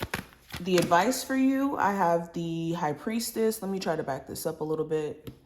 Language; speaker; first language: English; native; English